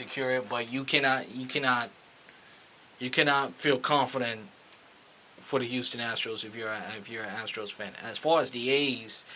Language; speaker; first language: English; native; English